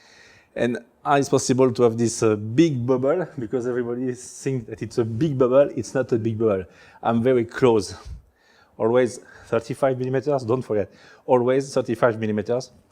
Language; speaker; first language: English; non-native, learner; French